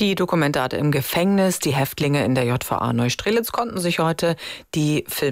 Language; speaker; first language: German; native; German